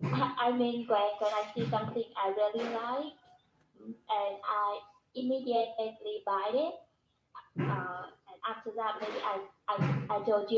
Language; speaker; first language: English; non-native, learner; Vietnamese